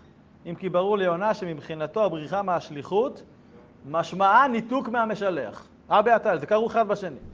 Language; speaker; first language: Hebrew; native; Hebrew